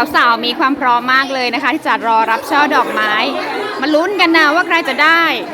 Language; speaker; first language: Thai; non-native, local second language; Karen languages